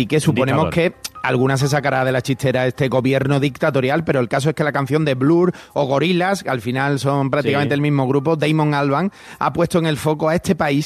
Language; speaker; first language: Spanish; native; Spanish